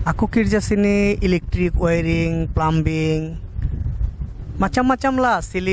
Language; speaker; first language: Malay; non-native, learner; Bangla